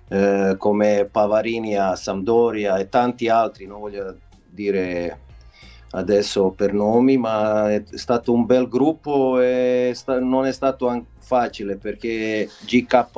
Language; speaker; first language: Italian; non-native, fluent; Serbian